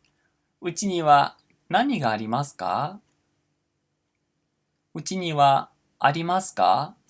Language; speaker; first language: Japanese; non-native, fluent; Portuguese